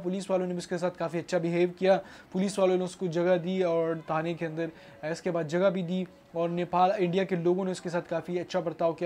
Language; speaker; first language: Hindi; native; Hindi